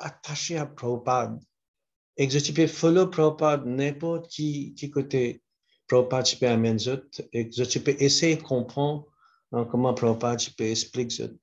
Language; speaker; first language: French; non-native, local second language; Morisyen